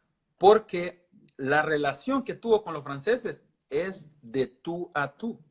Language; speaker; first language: Spanish; non-native, local second language; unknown